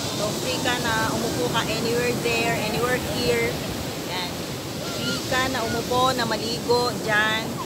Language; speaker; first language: Filipino; native; Filipino